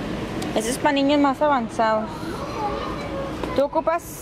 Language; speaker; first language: Spanish; native; Spanish